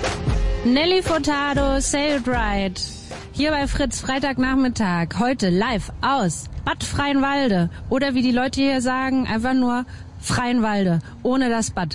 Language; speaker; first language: German; native; German